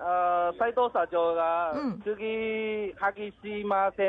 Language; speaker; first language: Japanese; non-native, learner; Vietnamese